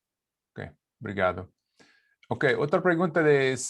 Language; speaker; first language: Portuguese; non-native, learner; Spanish